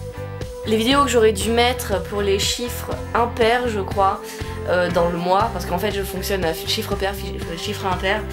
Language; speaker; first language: French; native; French